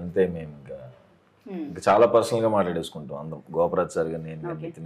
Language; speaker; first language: Telugu; native; Telugu